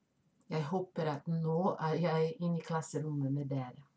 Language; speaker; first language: Norwegian; non-native, fluent; Spanish